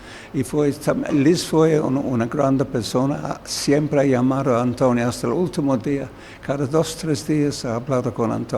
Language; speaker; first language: Spanish; non-native, learner; English